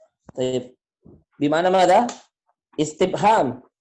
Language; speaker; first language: Arabic; non-native, fluent; Indonesian